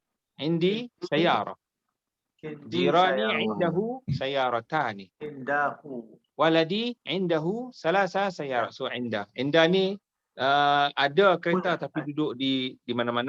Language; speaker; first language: Indonesian; non-native, local second language; Malay